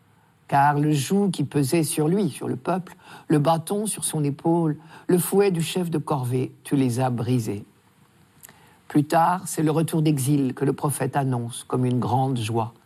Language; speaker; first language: French; native; French